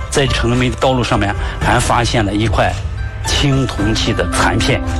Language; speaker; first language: Chinese; native; Chinese